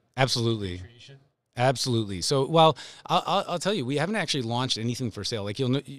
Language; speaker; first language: English; native; English